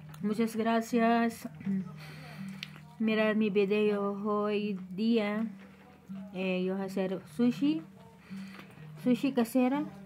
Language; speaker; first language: Spanish; non-native, learner; Filipino